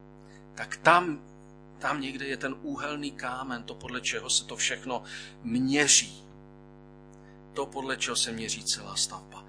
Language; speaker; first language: Czech; native; Czech